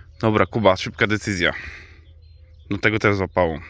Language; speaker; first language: Polish; native; Polish